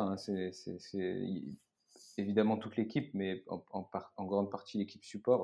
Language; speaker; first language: French; native; French